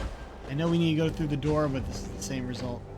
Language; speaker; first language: English; native; English